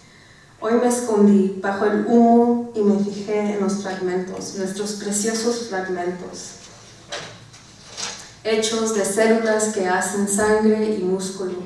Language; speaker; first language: Spanish; early bilingual, heritage; Spanish